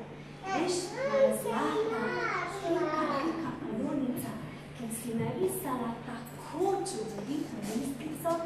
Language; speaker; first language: Slovenian; native; Slovenian